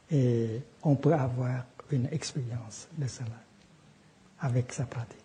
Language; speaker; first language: French; non-native, fluent; Vietnamese